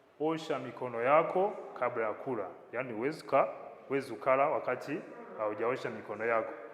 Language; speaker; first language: Swahili; non-native, local second language; Kinyarwanda